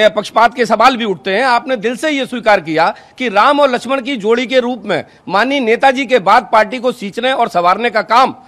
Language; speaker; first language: Hindi; native; Hindi